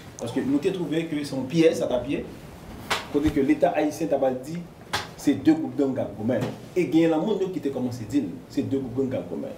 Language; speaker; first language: Haitian Creole; native; Haitian Creole